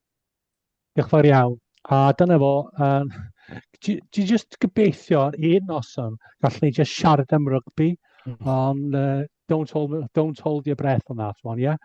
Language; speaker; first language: Welsh; non-native, fluent; English